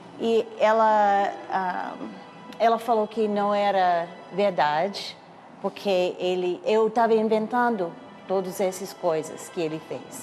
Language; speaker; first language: Portuguese; non-native, learner; English